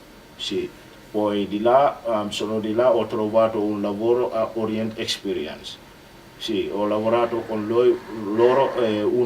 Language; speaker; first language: Italian; non-native, learner; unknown